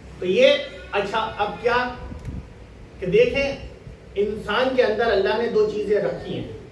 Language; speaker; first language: Urdu; native; Urdu